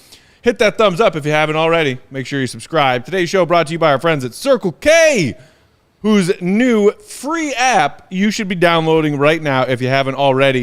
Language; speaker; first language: English; native; English